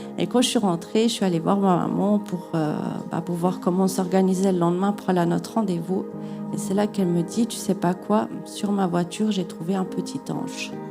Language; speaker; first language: French; native; French